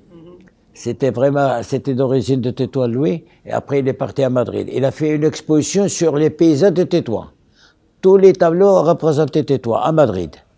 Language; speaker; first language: French; non-native, local second language; Arabic